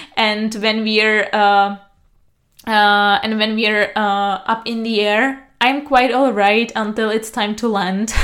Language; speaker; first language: English; non-native, fluent; Czech